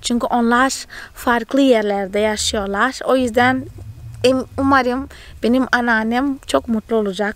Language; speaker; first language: Turkish; non-native, fluent; Portuguese